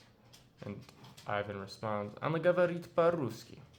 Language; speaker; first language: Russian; non-native, learner; English